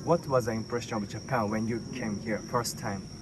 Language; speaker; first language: English; non-native, learner; Japanese